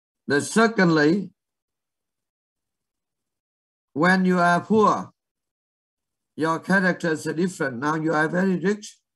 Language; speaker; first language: English; non-native, learner; Vietnamese